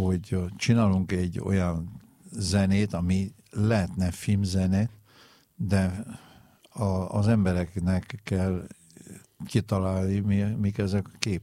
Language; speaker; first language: Hungarian; non-native, fluent; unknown